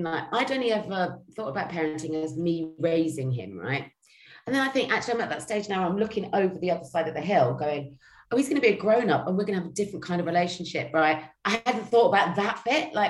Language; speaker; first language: English; native; English